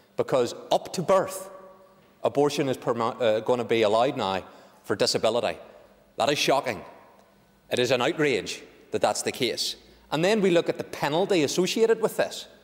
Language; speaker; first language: English; native; English